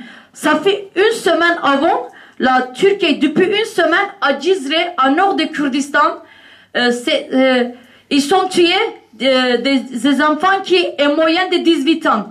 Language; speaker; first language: French; non-native, learner; Kurdish